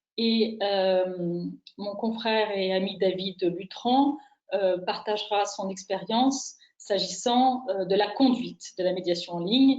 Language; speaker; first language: French; native; French